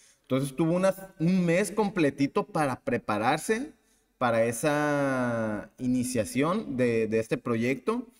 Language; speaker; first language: Spanish; native; Spanish